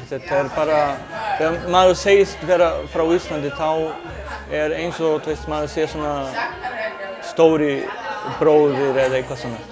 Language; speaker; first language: Icelandic; non-native, fluent; Portuguese